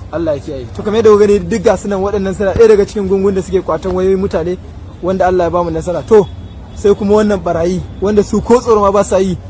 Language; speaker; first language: Hausa; native; Hausa